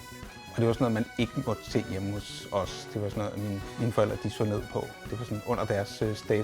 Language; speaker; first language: Danish; native; Danish